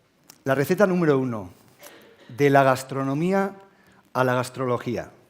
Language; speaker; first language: Spanish; native; Spanish